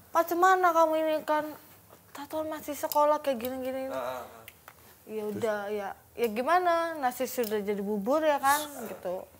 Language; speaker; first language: Indonesian; native; Indonesian